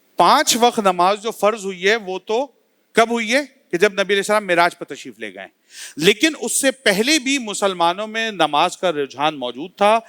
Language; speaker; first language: Urdu; native; Urdu